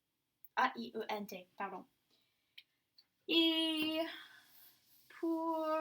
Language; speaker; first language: French; non-native, fluent; English